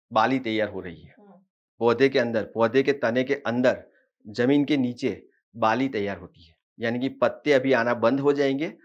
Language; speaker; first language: Hindi; non-native, local second language; Marathi